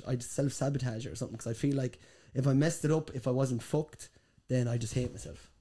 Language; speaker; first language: English; native; English